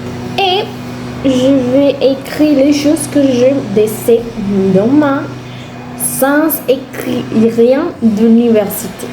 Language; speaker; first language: French; non-native, learner; Spanish